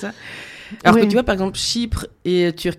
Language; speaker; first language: French; native; French